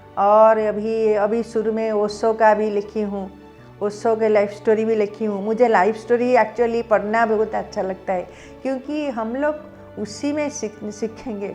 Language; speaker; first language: Hindi; non-native, local second language; Odia